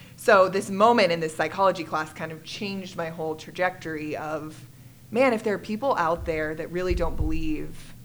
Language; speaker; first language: English; native; English